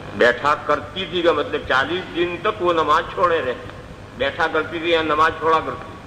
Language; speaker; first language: Urdu; non-native, local second language; Gujarati